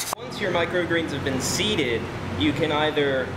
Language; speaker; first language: English; native; English